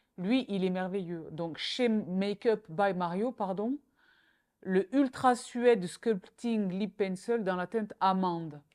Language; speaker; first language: French; native; French